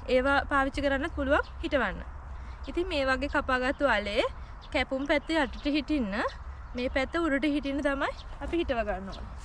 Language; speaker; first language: Sinhala; native; Sinhala